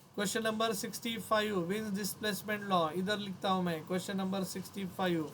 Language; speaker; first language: Hindi; non-native, local second language; Marathi